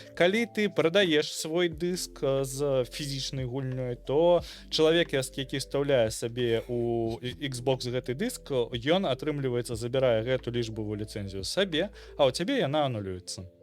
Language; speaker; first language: Belarusian; non-native, local second language; Russian